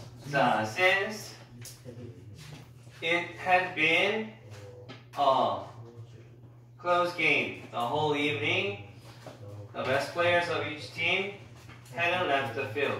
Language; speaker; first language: English; non-native, fluent; Korean